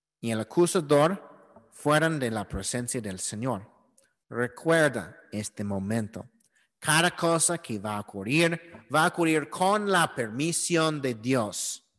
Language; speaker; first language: Spanish; non-native, learner; English